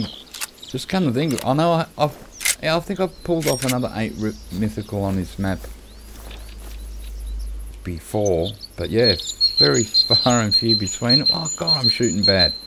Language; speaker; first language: English; native; English